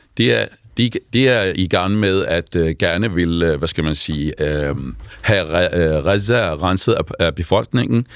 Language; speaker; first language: Danish; non-native, fluent; Arabic